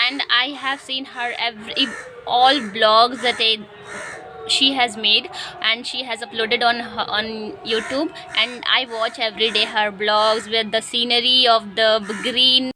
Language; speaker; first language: English; non-native, learner; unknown